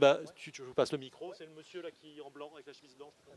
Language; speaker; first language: French; native; French